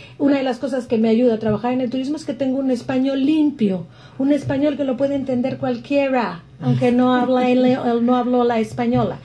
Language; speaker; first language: Spanish; native; Spanish